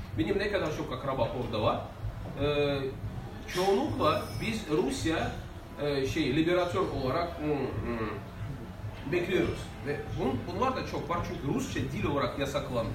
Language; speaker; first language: Turkish; non-native, fluent; Russian